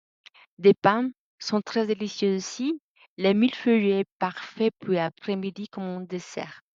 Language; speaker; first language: French; non-native, learner; Spanish